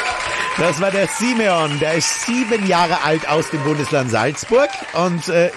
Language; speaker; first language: German; native; German